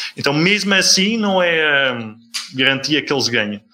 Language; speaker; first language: Portuguese; non-native, fluent; Dutch